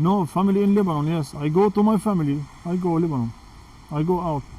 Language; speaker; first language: English; non-native, learner; Arabic